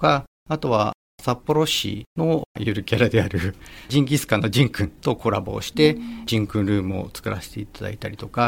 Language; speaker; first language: Japanese; native; Japanese